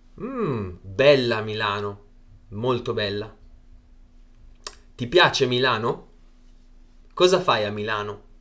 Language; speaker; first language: Italian; non-native, fluent; Chinese